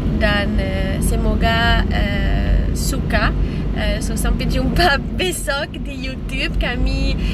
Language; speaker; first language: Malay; non-native, learner; French